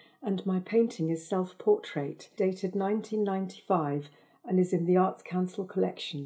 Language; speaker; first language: English; native; English